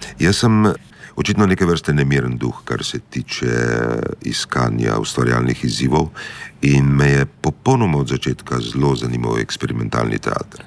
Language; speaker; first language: Slovenian; native; Slovenian